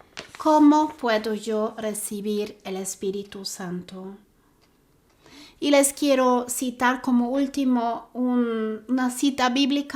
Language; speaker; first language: Spanish; non-native, fluent; German